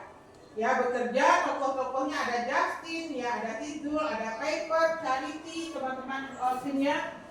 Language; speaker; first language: Indonesian; native; Indonesian